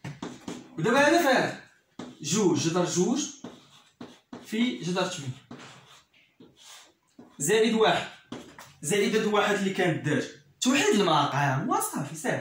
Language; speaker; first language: Arabic; native; Arabic